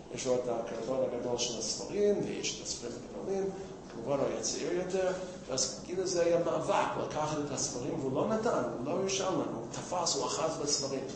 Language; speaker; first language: Hebrew; non-native, fluent; English